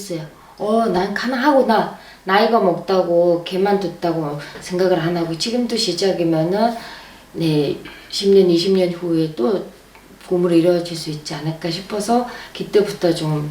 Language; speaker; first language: Korean; non-native, fluent; Mongolian